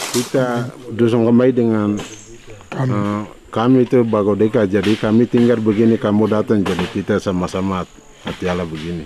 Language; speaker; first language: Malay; non-native, local second language; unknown